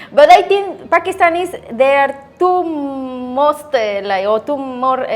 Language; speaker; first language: English; non-native, learner; Spanish